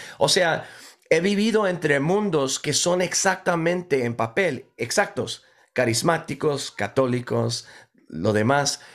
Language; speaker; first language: Spanish; early bilingual, heritage; Spanish